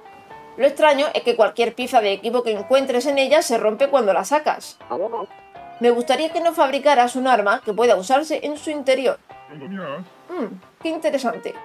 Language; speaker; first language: Spanish; native; Spanish